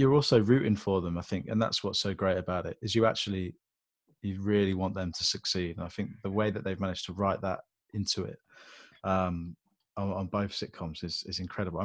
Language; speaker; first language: English; native; English